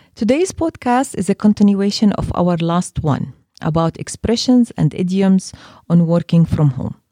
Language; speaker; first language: English; non-native, fluent; Arabic